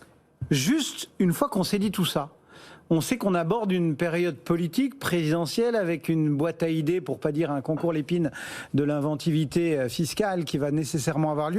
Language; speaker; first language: French; native; French